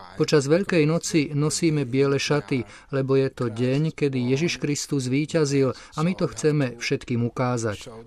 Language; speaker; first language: Slovak; native; Slovak